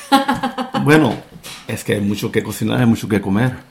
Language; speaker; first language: Spanish; native; Spanish